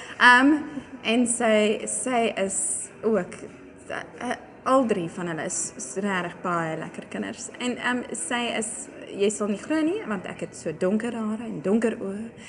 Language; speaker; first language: Afrikaans; non-native, local second language; English